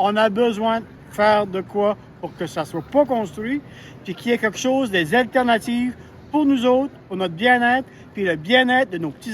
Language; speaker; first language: French; native; French